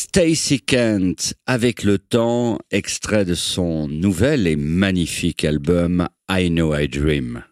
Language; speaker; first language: French; native; French